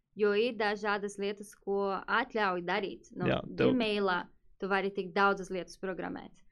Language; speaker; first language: Latvian; non-native, fluent; Portuguese